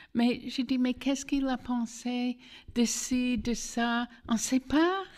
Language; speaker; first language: French; non-native, fluent; English